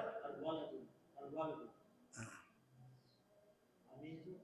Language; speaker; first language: Arabic; non-native, learner; Indonesian